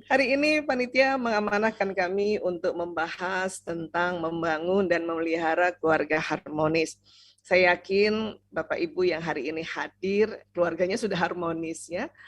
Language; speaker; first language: Indonesian; native; Indonesian